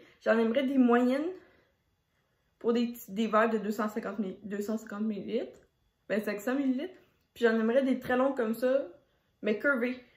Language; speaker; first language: French; native; French